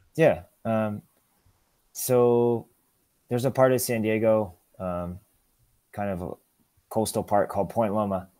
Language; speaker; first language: English; native; English